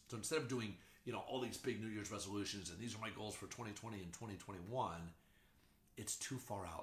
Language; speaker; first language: English; native; English